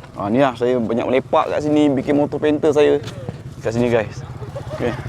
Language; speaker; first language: Malay; native; Malay